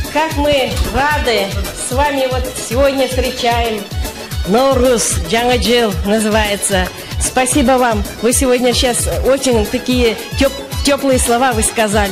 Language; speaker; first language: Russian; non-native, local second language; Kyrgyz